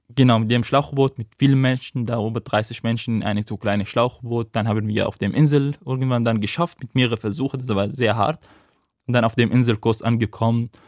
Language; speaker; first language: German; non-native, fluent; Arabic